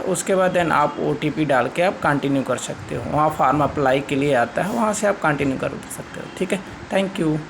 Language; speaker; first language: Hindi; native; Hindi